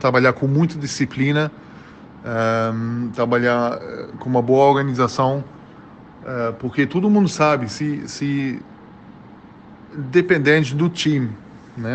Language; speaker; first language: Portuguese; early bilingual, heritage; German